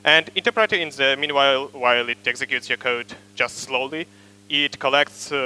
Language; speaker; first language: English; non-native, fluent; Ukrainian